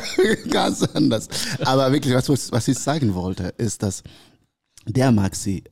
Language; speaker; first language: German; non-native, learner; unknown